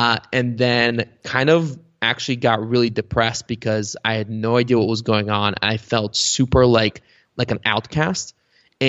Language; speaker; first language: English; early bilingual, other home language; Bulgarian